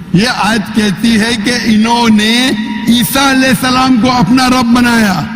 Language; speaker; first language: Urdu; non-native, local second language; Konkani